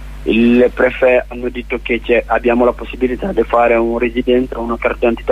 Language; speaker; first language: Italian; non-native, learner; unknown